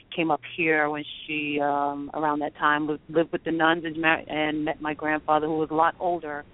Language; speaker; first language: English; native; English